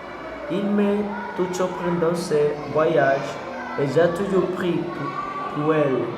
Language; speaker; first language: French; non-native, learner; Spanish